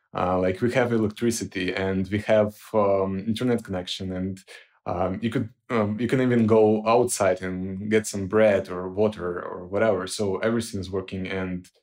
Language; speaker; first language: English; non-native, fluent; Ukrainian